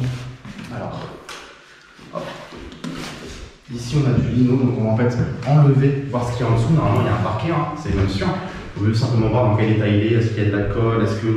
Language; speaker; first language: French; native; French